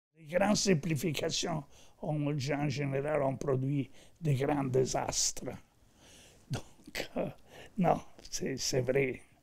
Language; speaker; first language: French; non-native, fluent; Italian